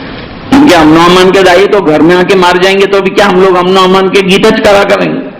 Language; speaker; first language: Urdu; native; Urdu